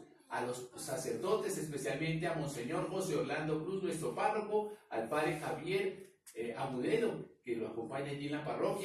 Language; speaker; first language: Spanish; native; Spanish